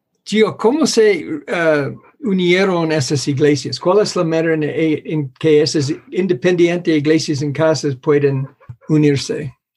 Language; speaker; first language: Spanish; non-native, fluent; English